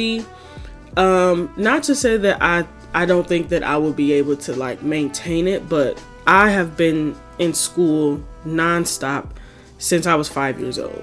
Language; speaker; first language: English; native; English